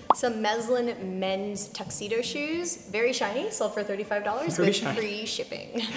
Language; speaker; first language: English; native; English